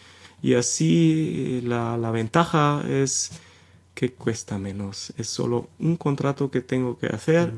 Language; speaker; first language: Spanish; non-native, fluent; German